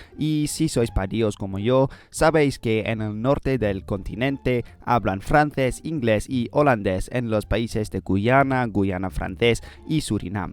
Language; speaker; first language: Spanish; non-native, learner; English